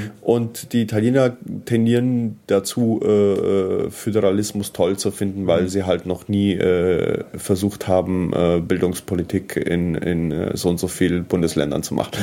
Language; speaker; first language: German; early bilingual, heritage; German